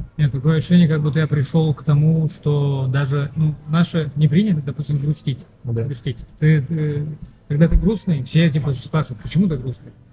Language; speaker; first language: Russian; non-native, local second language; Tajik